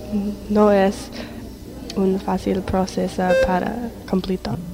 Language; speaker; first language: Spanish; non-native, learner; English